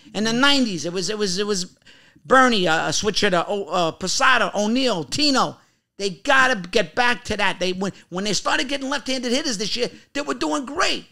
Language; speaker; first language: English; native; English